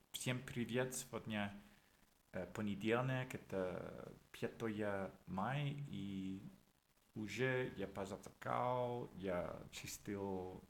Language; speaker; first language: Russian; non-native, learner; English